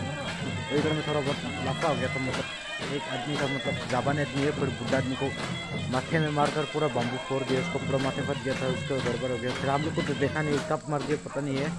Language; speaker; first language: Hindi; non-native, local second language; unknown